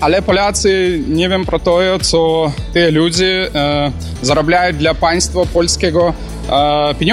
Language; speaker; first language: Polish; non-native, learner; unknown